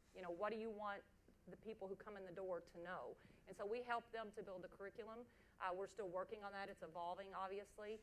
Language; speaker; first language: English; native; English